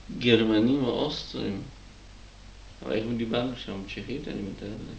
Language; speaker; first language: Hebrew; non-native, fluent; Czech